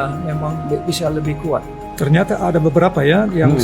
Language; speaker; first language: Indonesian; early bilingual, heritage; Indonesian